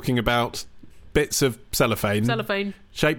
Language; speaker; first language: English; native; English